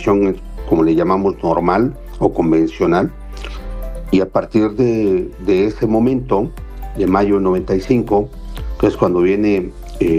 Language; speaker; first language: Spanish; native; Spanish